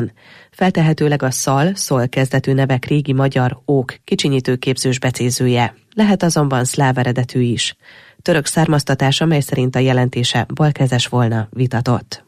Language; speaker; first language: Hungarian; native; Hungarian